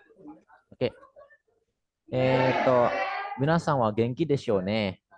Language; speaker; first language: Japanese; non-native, fluent; Indonesian